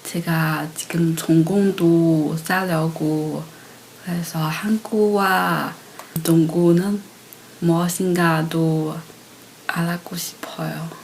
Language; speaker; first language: Korean; non-native, learner; Chinese